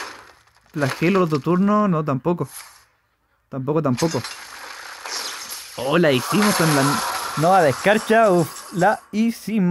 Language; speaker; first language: Spanish; native; Spanish